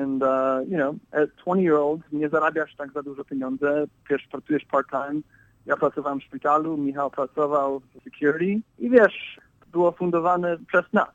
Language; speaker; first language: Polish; early bilingual, heritage; English